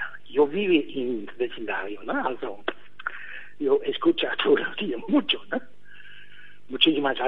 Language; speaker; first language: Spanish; non-native, learner; German